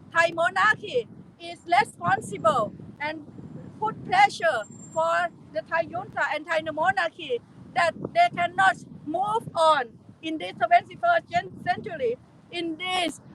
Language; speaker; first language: English; non-native, fluent; Thai